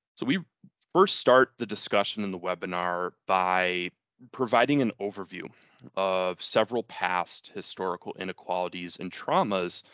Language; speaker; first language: English; early bilingual, other home language; Spanish